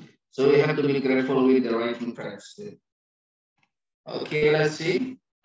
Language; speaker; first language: English; non-native, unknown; Indonesian